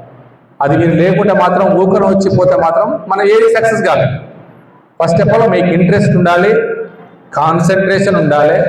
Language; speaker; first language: Telugu; native; Telugu